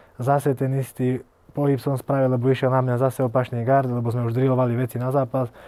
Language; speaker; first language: Slovak; early bilingual, heritage; Slovak